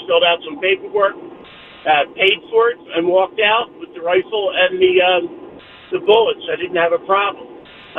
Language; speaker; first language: English; native; English